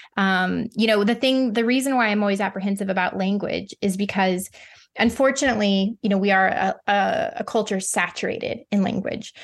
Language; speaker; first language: English; native; English